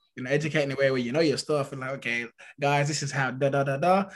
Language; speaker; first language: English; early bilingual, other home language; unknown